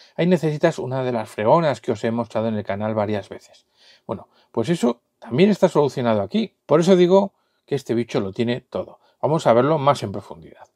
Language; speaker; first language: Spanish; native; Spanish